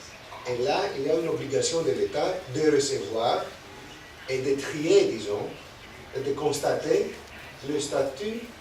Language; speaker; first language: French; non-native, fluent; Greek